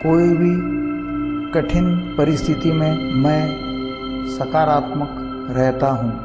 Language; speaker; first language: Hindi; non-native, local second language; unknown